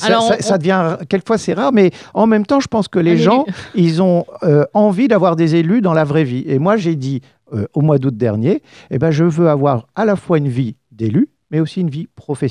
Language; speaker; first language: French; native; French